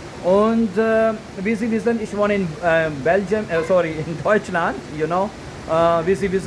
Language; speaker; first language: German; non-native, learner; Urdu